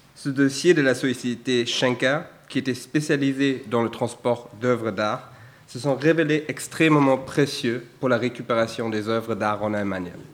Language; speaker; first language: French; non-native, fluent; German